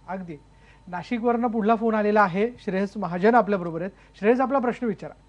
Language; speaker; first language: Marathi; native; Marathi